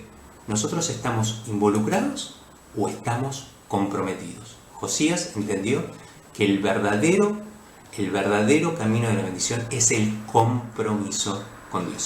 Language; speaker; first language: Spanish; native; Spanish